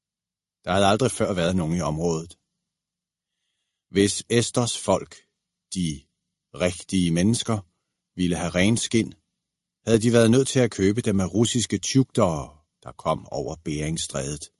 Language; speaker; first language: Danish; native; Danish